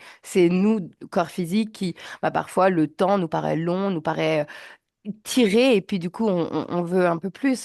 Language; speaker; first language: French; native; French